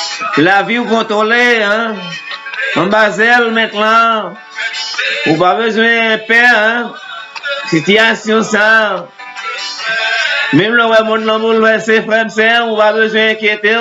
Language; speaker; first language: French; non-native, local second language; Haitian Creole